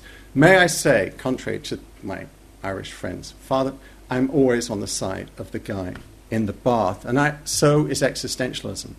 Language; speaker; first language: English; native; English